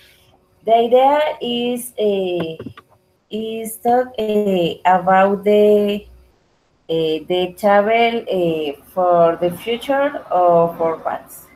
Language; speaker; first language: English; non-native, learner; Spanish